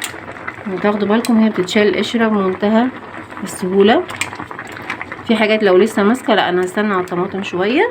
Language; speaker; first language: Arabic; native; Arabic